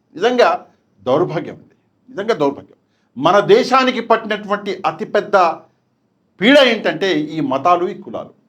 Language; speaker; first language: Telugu; non-native, local second language; Urdu